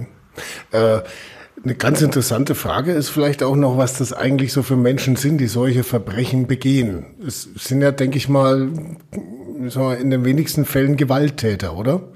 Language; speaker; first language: German; native; German